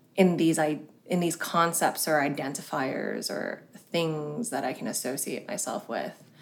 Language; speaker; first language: English; early bilingual, other home language; Cantonese